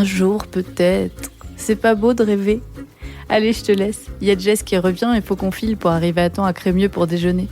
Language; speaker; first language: French; native; French